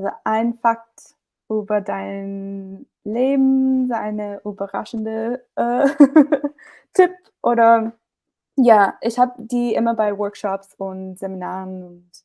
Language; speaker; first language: German; non-native, fluent; English